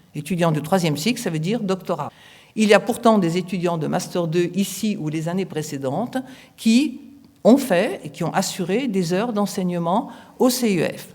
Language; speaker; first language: French; native; French